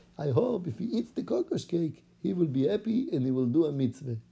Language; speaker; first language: English; non-native, fluent; Hebrew